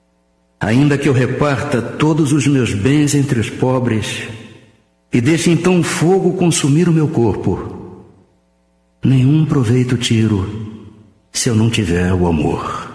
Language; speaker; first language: Portuguese; native; Portuguese